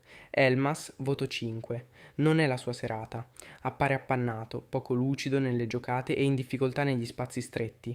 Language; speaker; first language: Italian; native; Italian